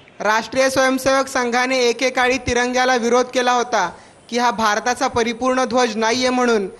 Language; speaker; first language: Marathi; native; Marathi